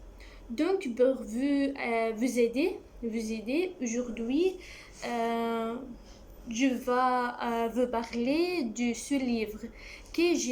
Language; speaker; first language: French; non-native, learner; Arabic